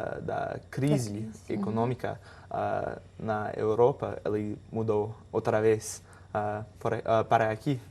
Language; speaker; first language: Portuguese; non-native, fluent; English